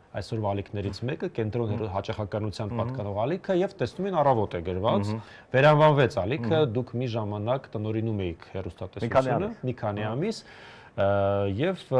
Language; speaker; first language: Armenian; native; Armenian